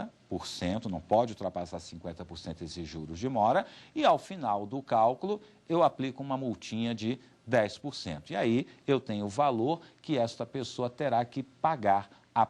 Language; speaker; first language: Portuguese; native; Portuguese